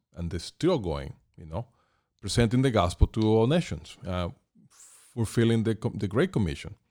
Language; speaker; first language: English; non-native, fluent; Spanish